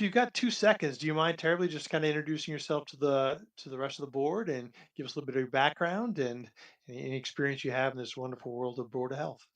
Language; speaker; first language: English; native; English